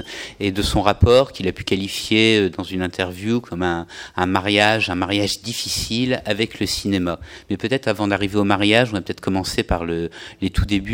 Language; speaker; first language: French; native; French